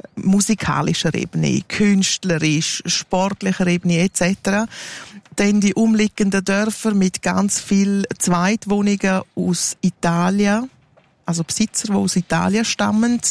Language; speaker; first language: German; non-native, local second language; Romansh